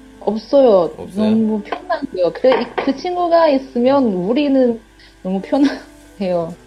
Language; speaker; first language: Korean; non-native, learner; Chinese